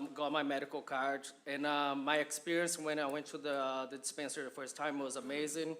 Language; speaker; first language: English; non-native, fluent; Portuguese